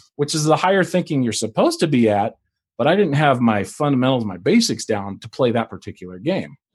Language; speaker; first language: English; native; English